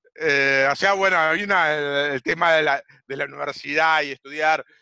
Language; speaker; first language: Spanish; native; Spanish